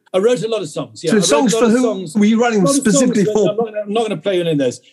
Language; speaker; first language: English; native; English